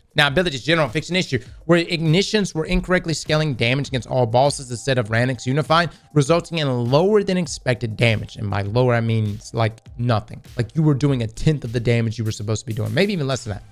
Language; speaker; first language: English; native; English